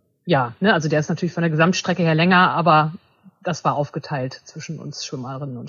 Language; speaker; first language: German; native; German